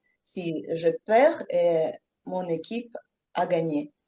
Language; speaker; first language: French; non-native, fluent; Russian